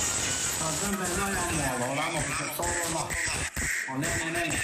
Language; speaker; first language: Italian; non-native, learner; Albanian